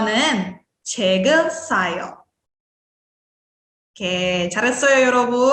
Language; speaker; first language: Korean; non-native, fluent; Indonesian